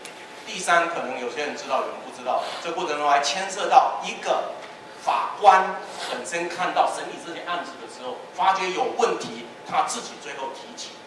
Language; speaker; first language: Chinese; native; Chinese